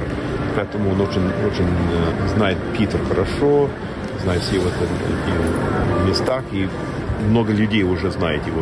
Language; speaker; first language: Russian; non-native, learner; English